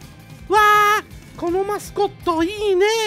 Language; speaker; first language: Japanese; non-native, fluent; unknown